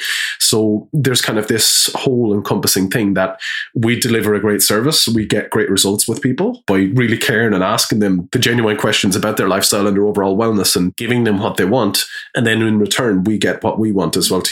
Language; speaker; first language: English; native; English